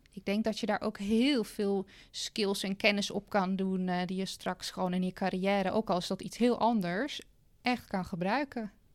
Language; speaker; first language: Dutch; non-native, fluent; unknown